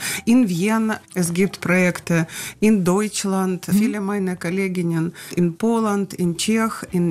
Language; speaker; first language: German; non-native, learner; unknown